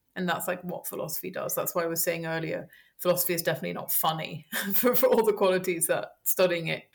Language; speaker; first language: English; early bilingual, heritage; French